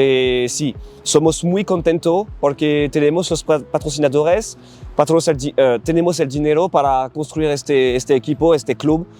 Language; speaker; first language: Spanish; non-native, learner; French